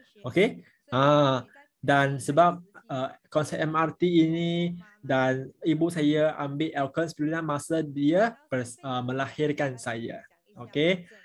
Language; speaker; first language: Malay; non-native, local second language; Chinese